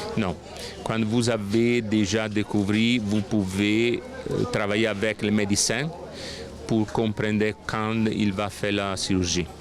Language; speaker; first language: French; non-native, fluent; Italian